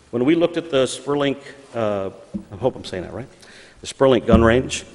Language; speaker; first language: English; native; English